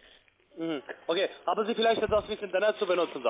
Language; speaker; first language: German; non-native, learner; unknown